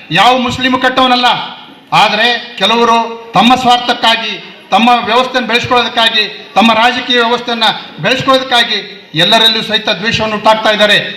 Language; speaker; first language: Kannada; non-native, local second language; Urdu